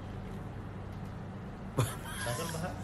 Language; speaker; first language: Arabic; non-native, learner; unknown